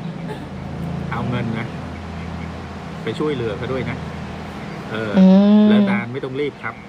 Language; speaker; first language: Thai; native; Thai